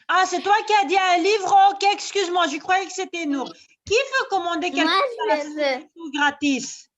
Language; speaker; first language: French; non-native, local second language; Arabic